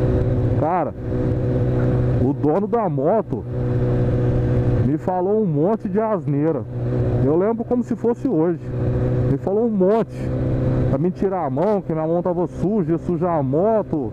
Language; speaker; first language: Portuguese; native; Portuguese